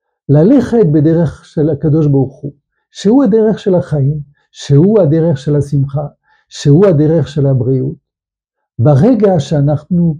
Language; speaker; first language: Hebrew; non-native, fluent; French